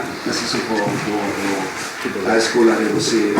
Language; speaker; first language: Portuguese; non-native, fluent; German